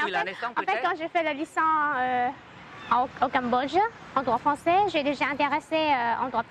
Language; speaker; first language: French; non-native, learner; Khmer